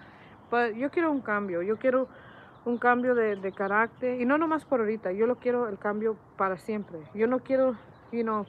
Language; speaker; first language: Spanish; early bilingual, heritage; Spanish